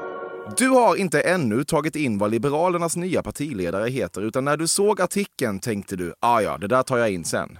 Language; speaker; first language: Swedish; native; Swedish